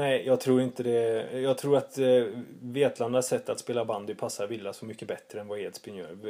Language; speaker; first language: Swedish; native; Swedish